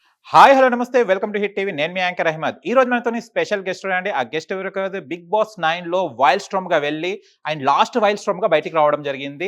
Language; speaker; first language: Telugu; native; Telugu